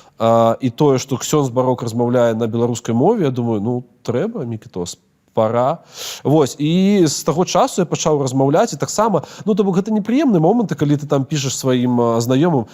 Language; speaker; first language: Belarusian; non-native, local second language; Russian